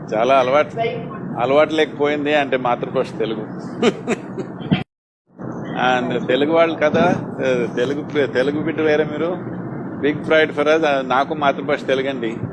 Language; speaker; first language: Telugu; early bilingual, heritage; Telugu